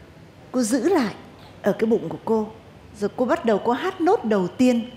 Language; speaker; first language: Vietnamese; native; Vietnamese